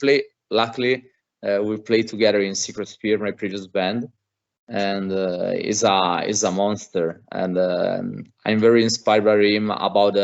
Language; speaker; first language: English; non-native, fluent; Italian